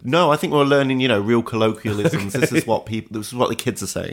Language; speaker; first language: English; native; English